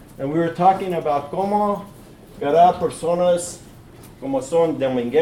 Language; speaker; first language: Spanish; early bilingual, heritage; English